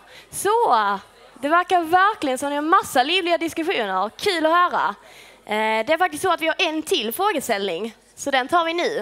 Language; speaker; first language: Swedish; native; Swedish